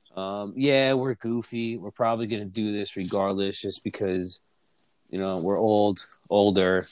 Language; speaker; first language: English; native; English